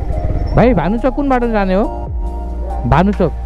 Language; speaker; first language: Nepali; native; Nepali